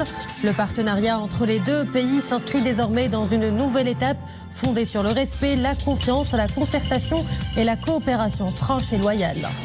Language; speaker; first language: French; non-native, local second language; Arabic